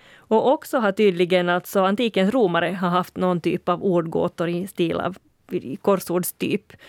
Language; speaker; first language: Swedish; native; Swedish